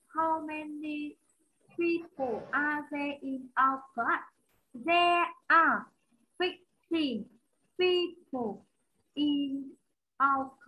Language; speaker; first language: English; non-native, learner; Vietnamese